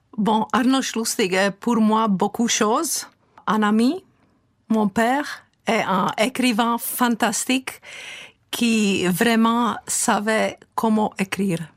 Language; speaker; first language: French; non-native, fluent; Czech